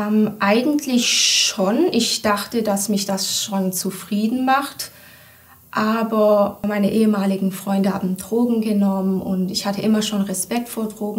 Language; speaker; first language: German; early bilingual, other home language; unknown